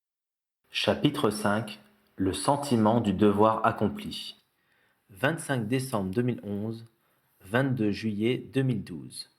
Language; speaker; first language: French; native; French